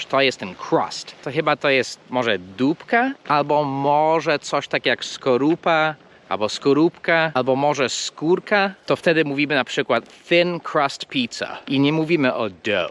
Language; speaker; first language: Polish; non-native, fluent; English